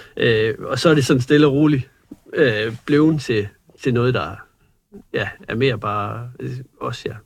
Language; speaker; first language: Danish; native; Danish